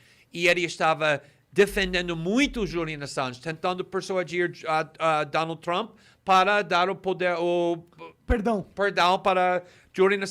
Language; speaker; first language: Portuguese; non-native, fluent; English